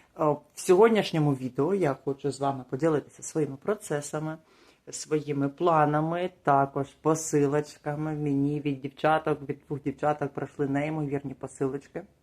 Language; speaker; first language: Ukrainian; non-native, local second language; Russian